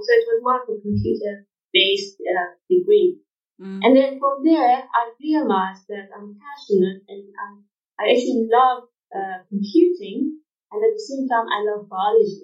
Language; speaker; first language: English; non-native, fluent; Arabic